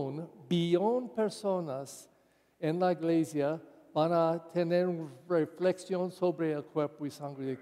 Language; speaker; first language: Spanish; non-native, fluent; English